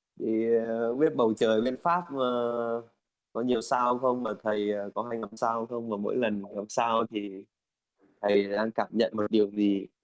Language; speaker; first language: Vietnamese; native; Vietnamese